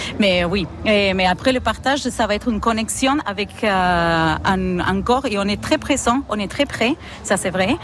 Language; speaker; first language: French; non-native, fluent; Spanish